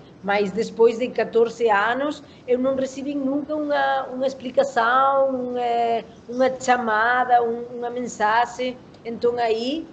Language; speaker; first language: Portuguese; non-native, learner; Spanish